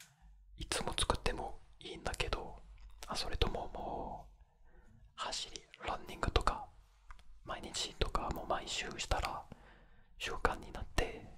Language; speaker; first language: Japanese; non-native, fluent; French